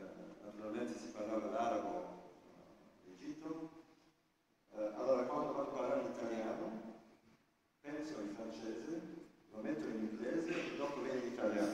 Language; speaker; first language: Italian; non-native, fluent; French